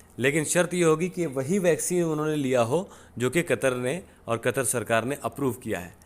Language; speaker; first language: Hindi; native; Hindi